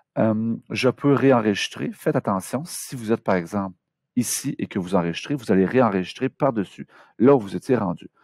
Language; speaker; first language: French; native; French